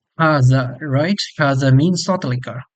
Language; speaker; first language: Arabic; non-native, learner; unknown